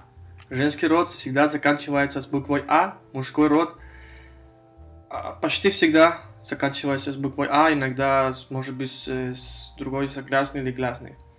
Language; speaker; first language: Russian; non-native, fluent; Spanish